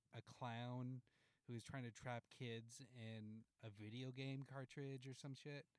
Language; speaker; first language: English; early bilingual, other home language; Spanish